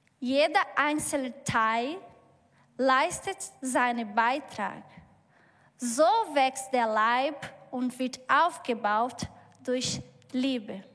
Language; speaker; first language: German; non-native, learner; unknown